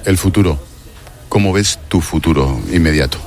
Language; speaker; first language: Spanish; native; Spanish